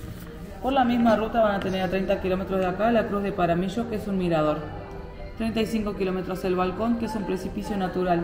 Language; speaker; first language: Spanish; native; Spanish